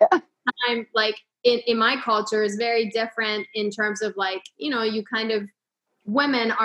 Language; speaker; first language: English; non-native, fluent; Persian